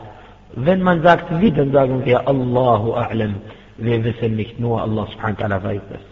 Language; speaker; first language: German; non-native, fluent; Arabic